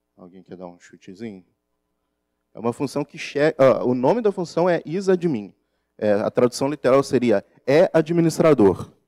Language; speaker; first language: Portuguese; native; Portuguese